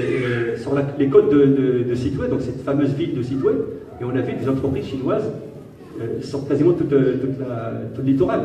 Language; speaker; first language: French; native; French